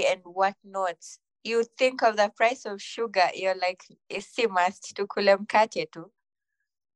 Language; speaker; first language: English; non-native, local second language; Swahili